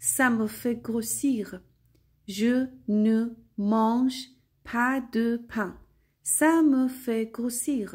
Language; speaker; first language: French; non-native, fluent; Persian